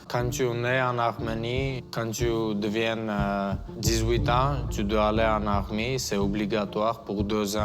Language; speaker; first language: French; non-native, learner; Armenian